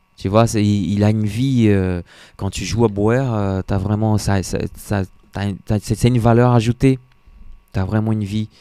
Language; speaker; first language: French; non-native, fluent; Portuguese